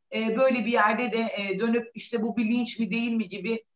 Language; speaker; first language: Turkish; native; Turkish